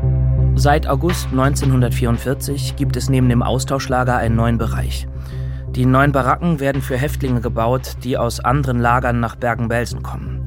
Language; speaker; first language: German; native; German